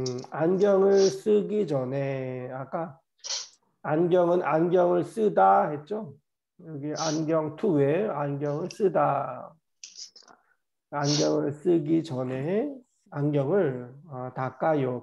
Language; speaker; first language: Korean; native; Korean